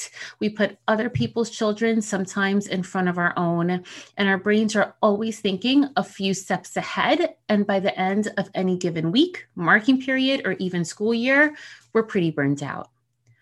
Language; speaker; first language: English; early bilingual, other home language; Spanish